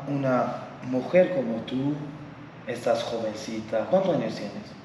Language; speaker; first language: Spanish; non-native, learner; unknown